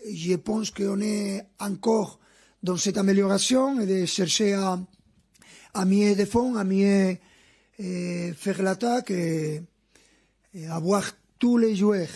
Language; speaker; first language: French; non-native, fluent; Spanish